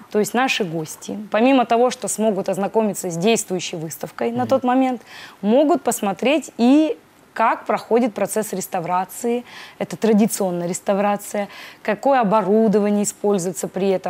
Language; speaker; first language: Russian; native; Russian